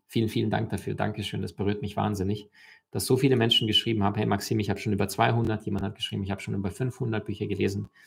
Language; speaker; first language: German; early bilingual, other home language; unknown